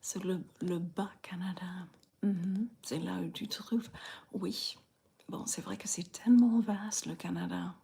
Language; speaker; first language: French; non-native, fluent; English